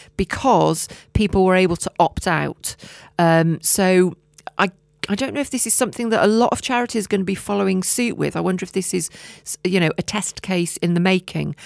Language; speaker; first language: English; native; English